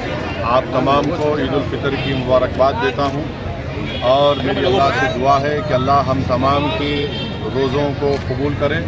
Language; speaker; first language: Urdu; native; Urdu